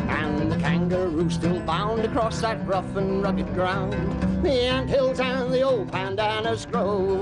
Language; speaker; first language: English; native; English